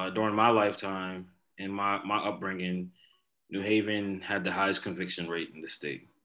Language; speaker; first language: English; native; English